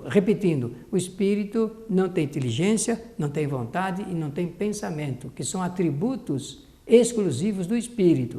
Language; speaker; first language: Portuguese; native; Portuguese